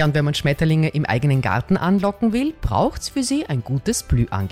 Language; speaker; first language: German; native; German